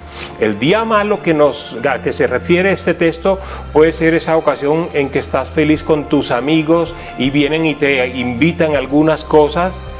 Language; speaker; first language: Spanish; native; Spanish